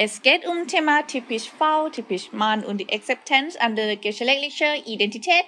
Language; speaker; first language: German; non-native, learner; Thai